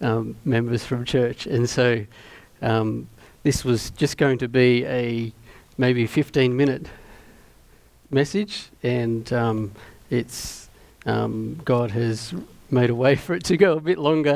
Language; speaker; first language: English; native; English